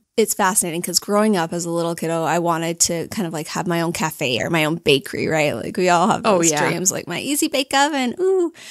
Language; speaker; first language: English; native; English